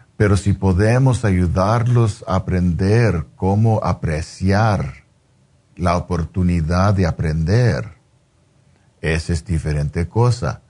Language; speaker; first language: Spanish; non-native, fluent; English